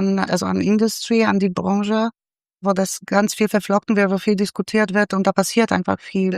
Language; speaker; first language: German; non-native, fluent; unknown